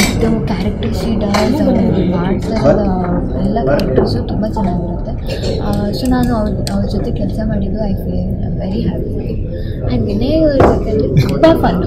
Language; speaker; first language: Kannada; non-native, local second language; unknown